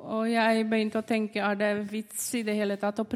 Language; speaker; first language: Norwegian; non-native, fluent; Polish